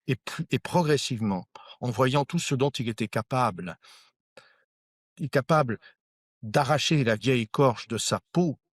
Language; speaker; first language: French; native; French